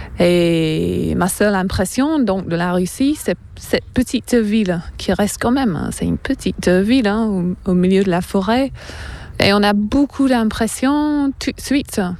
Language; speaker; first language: French; non-native, fluent; English